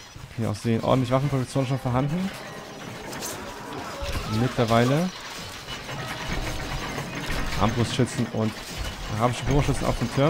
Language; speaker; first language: German; native; German